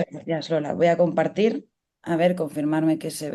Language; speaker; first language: Spanish; native; Spanish